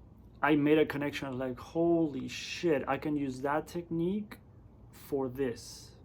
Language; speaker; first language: English; native; English